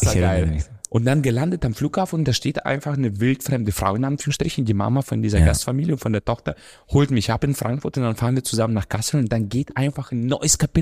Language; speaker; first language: German; non-native, fluent; Romanian